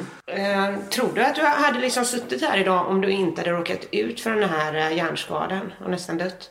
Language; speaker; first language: Swedish; native; Swedish